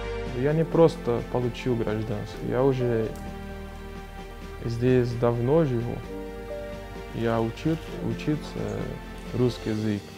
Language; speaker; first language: Russian; non-native, fluent; Portuguese